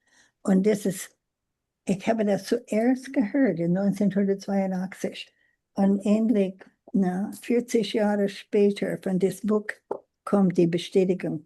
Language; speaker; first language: German; non-native, learner; English